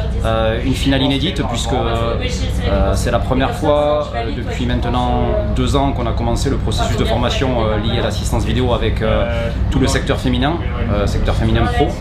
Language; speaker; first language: French; native; French